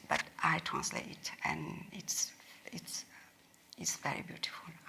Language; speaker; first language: English; non-native, learner; Vietnamese